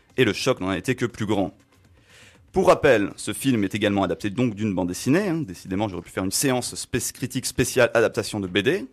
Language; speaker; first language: French; native; French